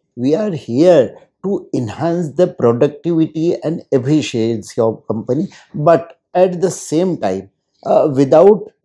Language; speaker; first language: English; non-native, local second language; Hindi